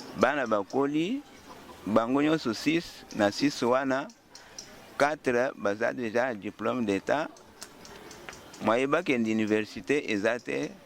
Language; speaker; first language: Lingala; non-native, local second language; Luba-Lulua